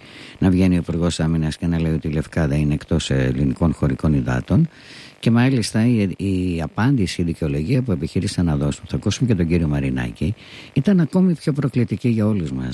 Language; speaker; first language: Greek; native; Greek